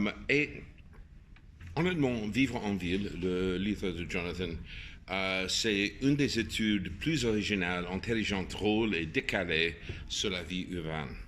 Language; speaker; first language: French; non-native, fluent; English